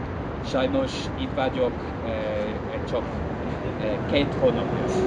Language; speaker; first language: Hungarian; non-native, learner; English